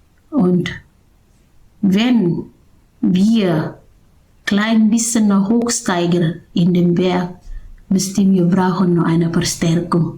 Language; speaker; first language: German; non-native, learner; Indonesian